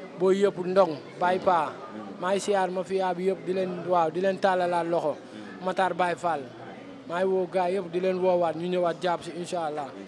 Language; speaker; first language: Wolof; native; Wolof